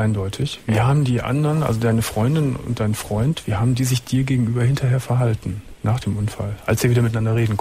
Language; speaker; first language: German; native; German